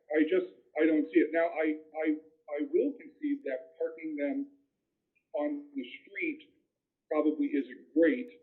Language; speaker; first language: English; native; English